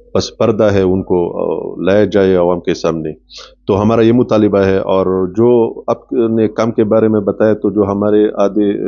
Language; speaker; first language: Urdu; non-native, local second language; Pashto